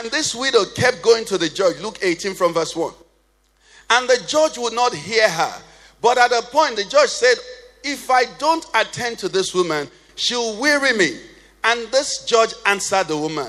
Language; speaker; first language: English; non-native, local second language; Igbo